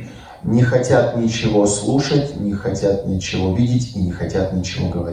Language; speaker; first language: Russian; native; Russian